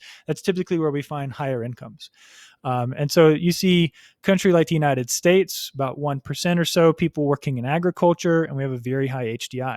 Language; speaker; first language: English; native; English